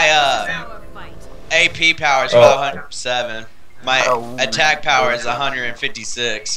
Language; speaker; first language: English; native; English